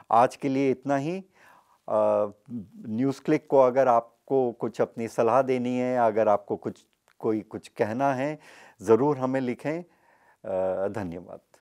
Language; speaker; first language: Hindi; native; Hindi